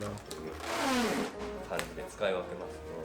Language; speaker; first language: Japanese; native; Japanese